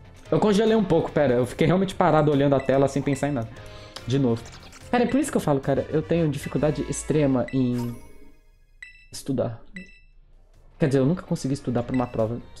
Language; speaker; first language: Portuguese; native; Portuguese